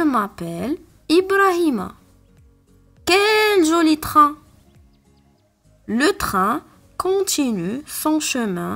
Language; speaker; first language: French; non-native, local second language; Arabic